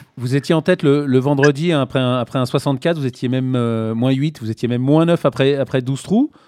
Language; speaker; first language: French; native; French